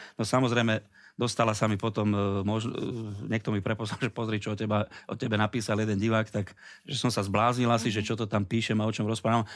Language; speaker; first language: Slovak; native; Slovak